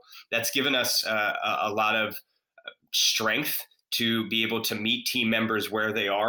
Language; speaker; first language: English; native; English